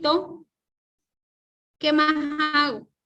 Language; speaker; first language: Spanish; native; Spanish